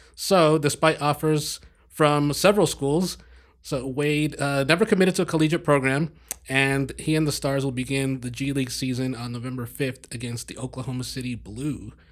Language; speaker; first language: English; native; English